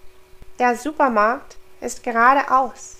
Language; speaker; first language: German; non-native, fluent; English